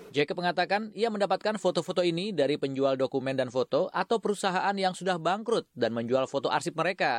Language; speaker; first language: Indonesian; native; Indonesian